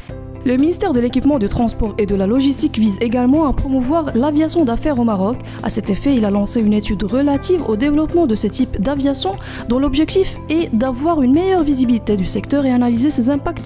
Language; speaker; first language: French; non-native, local second language; Arabic